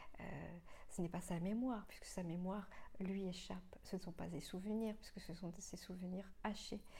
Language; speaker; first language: French; non-native, local second language; Morisyen